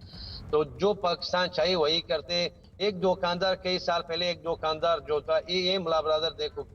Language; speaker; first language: Hindi; non-native, fluent; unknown